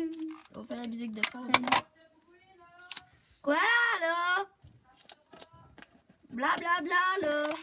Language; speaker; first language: French; native; French